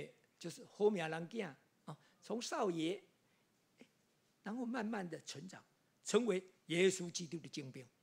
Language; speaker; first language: Chinese; native; Chinese